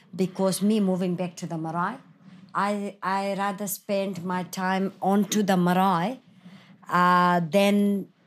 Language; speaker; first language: English; non-native, fluent; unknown